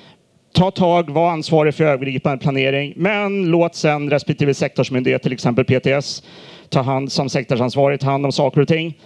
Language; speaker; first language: Swedish; native; Swedish